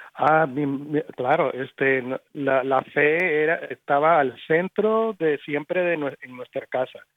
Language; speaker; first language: Spanish; native; Spanish